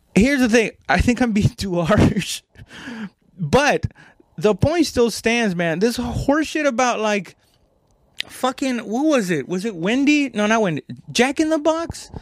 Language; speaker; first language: English; non-native, fluent; Spanish